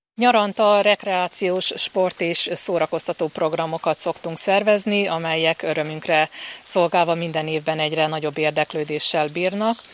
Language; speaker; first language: Hungarian; native; Hungarian